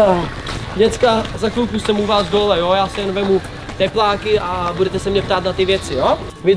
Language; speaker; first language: Czech; native; Czech